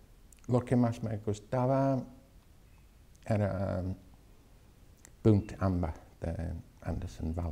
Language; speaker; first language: Spanish; non-native, fluent; English